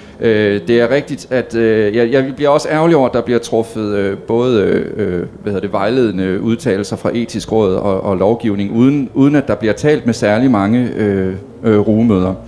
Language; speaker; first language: Danish; native; Danish